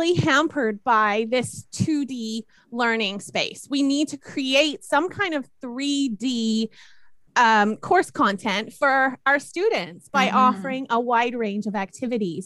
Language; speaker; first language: English; native; English